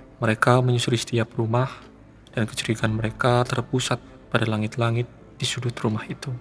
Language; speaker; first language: Indonesian; native; Indonesian